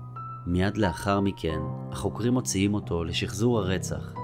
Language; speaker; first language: Hebrew; native; Hebrew